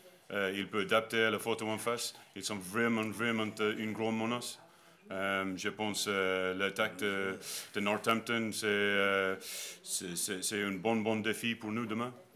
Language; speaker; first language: French; non-native, learner; English